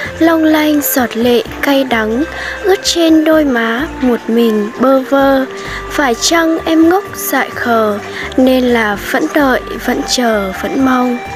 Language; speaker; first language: Vietnamese; non-native, local second language; Hmong